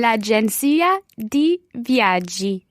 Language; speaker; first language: Italian; non-native, learner; English